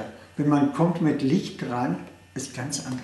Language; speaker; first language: German; non-native, fluent; English